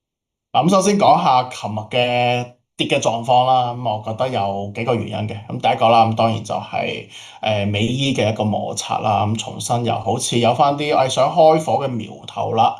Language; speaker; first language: Cantonese; native; Cantonese